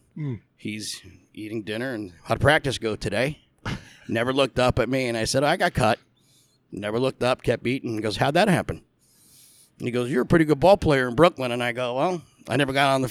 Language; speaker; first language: English; native; English